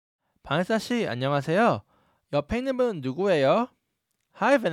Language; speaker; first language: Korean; non-native, learner; English